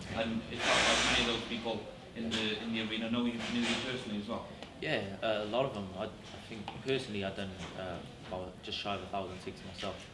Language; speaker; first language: English; native; English